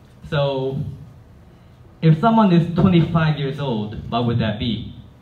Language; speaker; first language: English; non-native, fluent; Korean